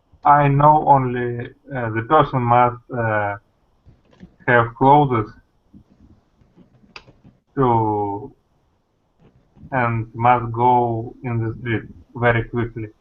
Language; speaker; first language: English; non-native, learner; Russian